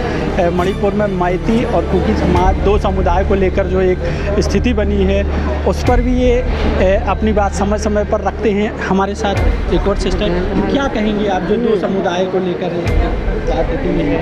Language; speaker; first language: Hindi; native; Hindi